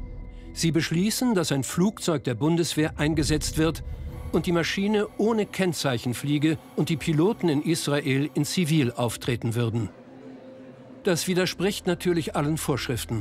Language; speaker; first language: German; native; German